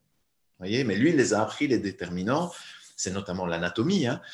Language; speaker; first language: French; native; French